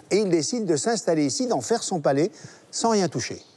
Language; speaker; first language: French; native; French